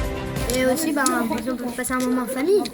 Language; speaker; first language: French; native; French